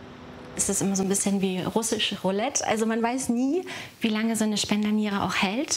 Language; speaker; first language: German; native; German